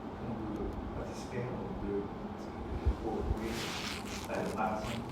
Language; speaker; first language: French; non-native, learner; Khmer